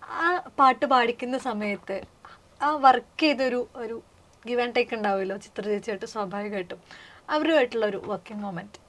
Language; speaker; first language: Malayalam; native; Malayalam